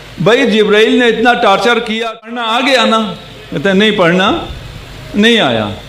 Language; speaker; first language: Urdu; non-native, local second language; Punjabi